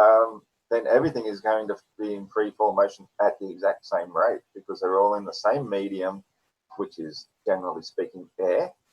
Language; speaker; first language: English; native; English